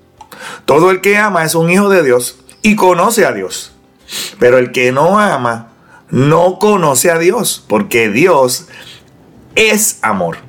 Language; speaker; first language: Spanish; native; Spanish